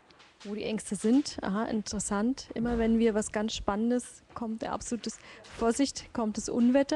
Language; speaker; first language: German; native; German